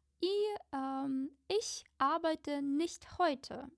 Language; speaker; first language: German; non-native, fluent; Ukrainian